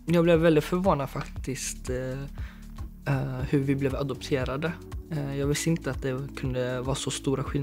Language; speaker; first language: Swedish; early bilingual, other home language; Chinese